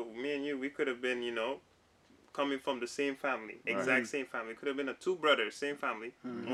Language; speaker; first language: English; non-native, local second language; Wolof